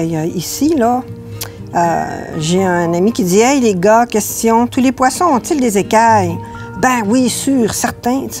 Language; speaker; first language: French; native; French